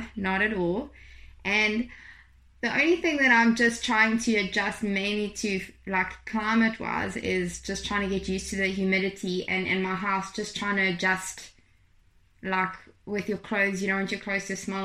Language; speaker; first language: English; native; English